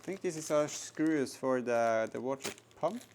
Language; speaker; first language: English; non-native, fluent; Norwegian